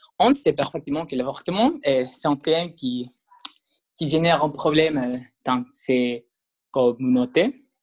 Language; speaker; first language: French; non-native, learner; Spanish